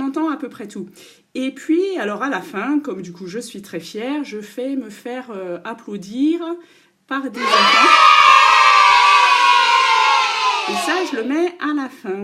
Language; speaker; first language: French; native; French